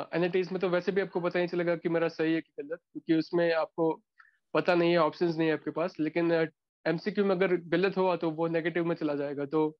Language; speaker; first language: Hindi; non-native, local second language; Gujarati